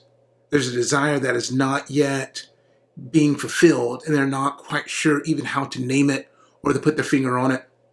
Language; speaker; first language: English; native; English